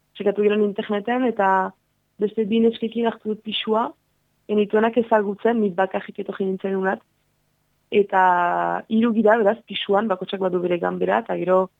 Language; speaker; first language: Basque; native; Basque